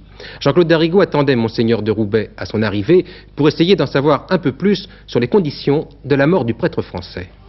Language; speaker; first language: French; native; French